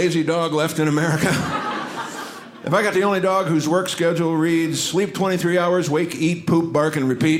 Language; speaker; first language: English; native; English